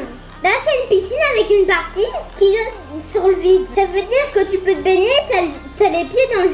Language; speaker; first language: French; native; French